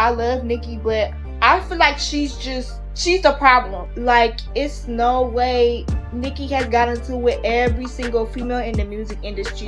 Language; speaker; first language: English; native; English